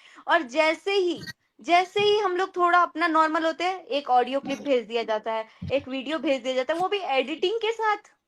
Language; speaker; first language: Hindi; native; Hindi